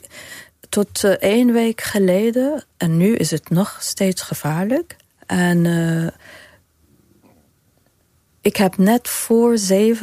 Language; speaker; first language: Dutch; non-native, fluent; Arabic